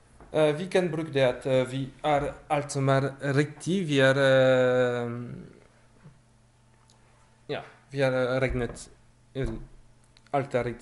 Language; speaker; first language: Norwegian; non-native, fluent; French